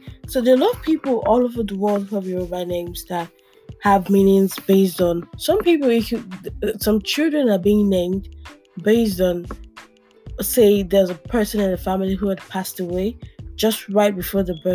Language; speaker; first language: English; non-native, local second language; Yoruba